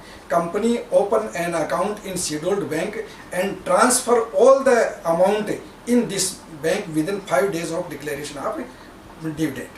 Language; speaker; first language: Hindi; native; Hindi